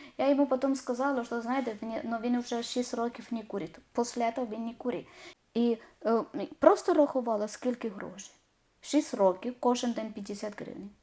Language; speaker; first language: Ukrainian; non-native, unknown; Malayalam